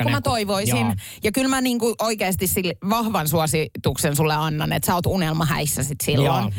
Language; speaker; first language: Finnish; native; Finnish